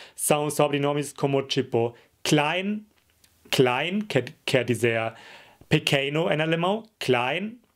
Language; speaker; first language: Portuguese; non-native, fluent; German